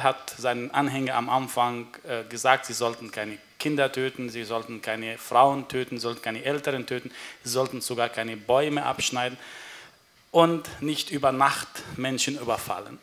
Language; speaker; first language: German; non-native, fluent; Arabic